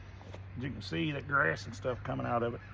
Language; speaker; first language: English; native; English